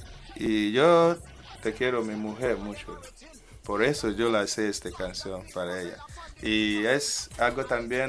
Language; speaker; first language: Spanish; non-native, learner; English